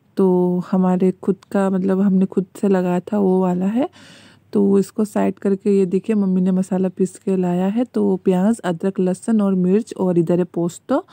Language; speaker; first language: Hindi; native; Hindi